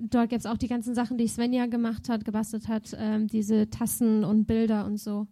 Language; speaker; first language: German; native; German